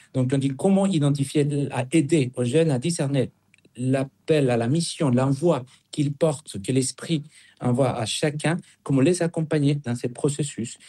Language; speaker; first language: French; non-native, fluent; Spanish